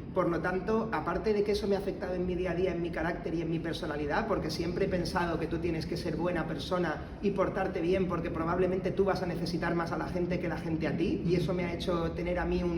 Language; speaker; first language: Spanish; native; Spanish